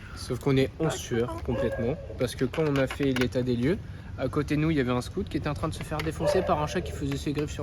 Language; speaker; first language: French; native; French